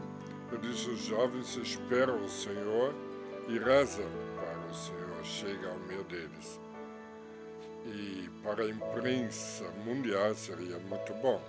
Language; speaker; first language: Portuguese; non-native, fluent; German